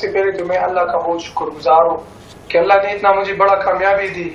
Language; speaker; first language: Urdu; non-native, local second language; Pashto